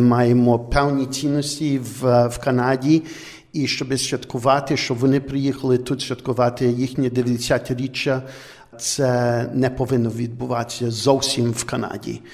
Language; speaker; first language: Ukrainian; early bilingual, heritage; Ukrainian